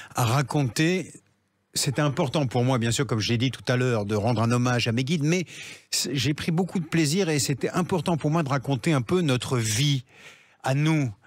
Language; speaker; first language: French; native; French